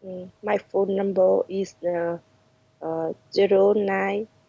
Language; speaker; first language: English; non-native, learner; Vietnamese